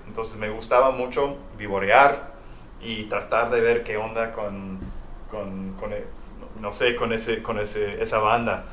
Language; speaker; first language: Spanish; non-native, fluent; English